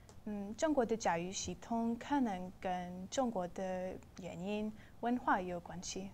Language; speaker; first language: Chinese; non-native, learner; English